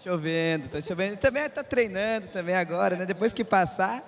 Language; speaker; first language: Portuguese; native; Portuguese